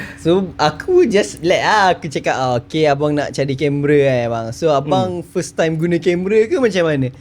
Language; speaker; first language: Malay; native; Malay